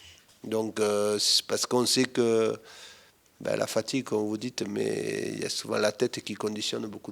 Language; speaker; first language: French; native; French